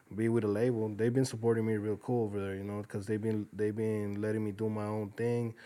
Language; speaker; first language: English; early bilingual, other home language; Spanish